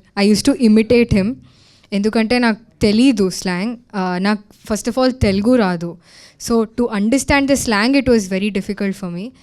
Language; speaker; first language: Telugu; non-native, learner; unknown